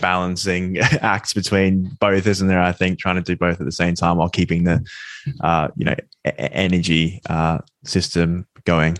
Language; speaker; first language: English; native; English